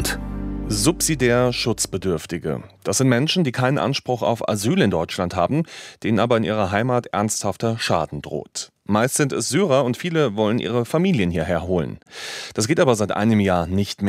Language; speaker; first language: German; native; German